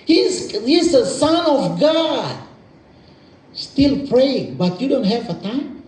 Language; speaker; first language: English; non-native, learner; Indonesian